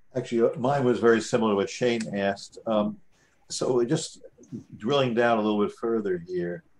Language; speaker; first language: English; native; English